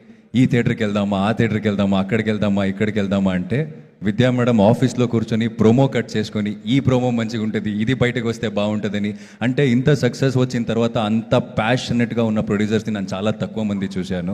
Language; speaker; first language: Telugu; non-native, fluent; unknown